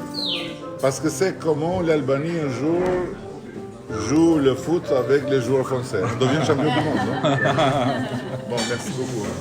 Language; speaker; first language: French; non-native, fluent; Albanian